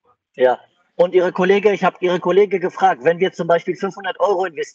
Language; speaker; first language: German; native; German